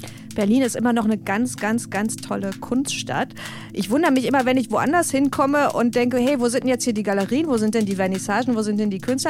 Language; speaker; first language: German; native; German